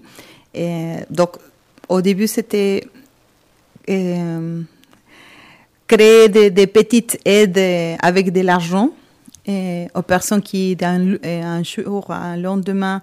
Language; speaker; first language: French; non-native, fluent; Spanish